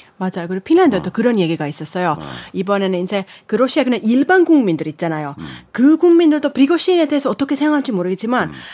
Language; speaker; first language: Korean; non-native, fluent; Finnish